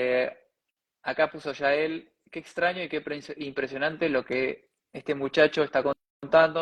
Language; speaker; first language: Spanish; native; Spanish